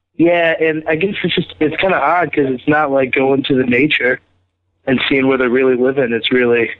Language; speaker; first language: English; native; English